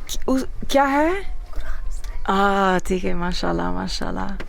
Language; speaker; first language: Hindi; non-native, learner; English